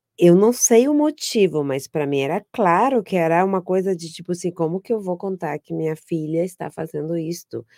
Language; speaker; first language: Portuguese; non-native, fluent; Spanish